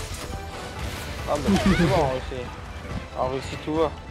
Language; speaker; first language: French; native; French